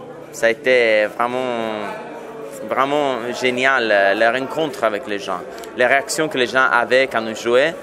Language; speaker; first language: French; non-native, fluent; Italian